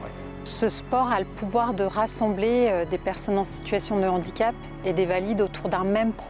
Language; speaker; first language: French; native; French